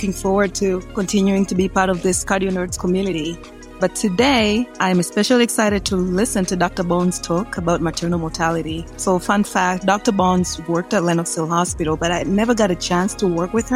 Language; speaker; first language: English; non-native, local second language; Swahili